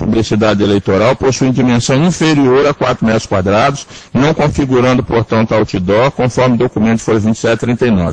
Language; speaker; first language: Portuguese; native; Portuguese